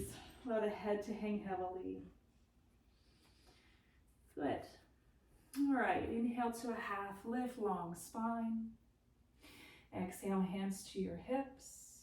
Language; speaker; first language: English; native; English